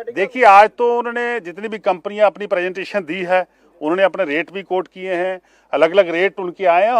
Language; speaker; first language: Hindi; non-native, local second language; Punjabi